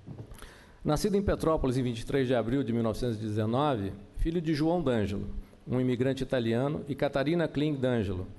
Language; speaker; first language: Portuguese; native; Portuguese